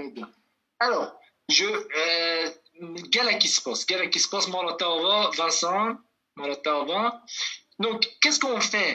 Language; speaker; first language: French; non-native, fluent; Kurdish